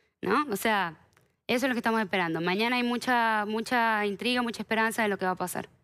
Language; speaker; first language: Spanish; native; Spanish